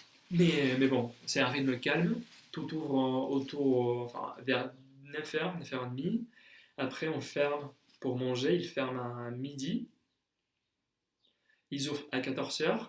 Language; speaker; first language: French; non-native, fluent; Spanish